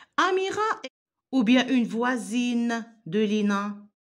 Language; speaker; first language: French; non-native, local second language; Arabic